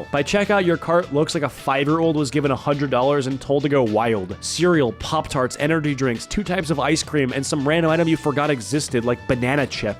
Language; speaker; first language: English; native; English